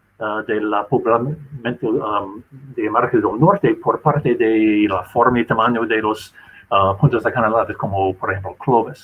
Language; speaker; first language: Spanish; non-native, fluent; English